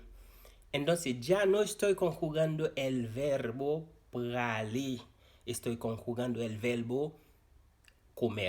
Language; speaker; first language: Spanish; non-native, fluent; Haitian Creole